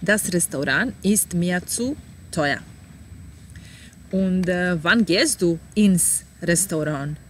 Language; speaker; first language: German; non-native, fluent; Serbian